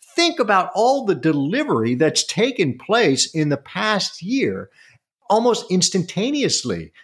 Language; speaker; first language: English; native; English